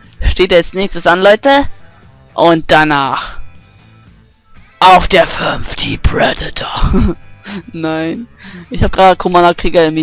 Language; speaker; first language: German; native; German